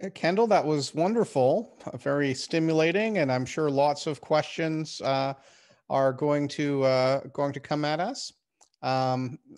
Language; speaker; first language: English; native; English